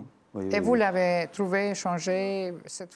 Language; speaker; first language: French; non-native, fluent; Albanian